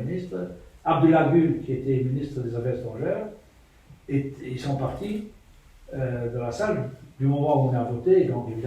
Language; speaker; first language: French; non-native, local second language; Luxembourgish